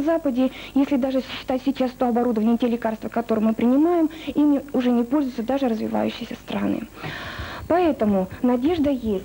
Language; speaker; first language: Russian; native; Russian